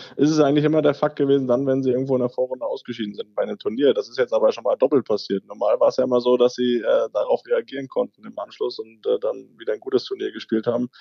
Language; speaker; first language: German; native; German